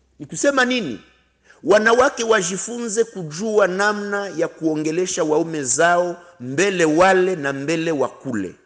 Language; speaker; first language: Swahili; non-native, local second language; Kinyarwanda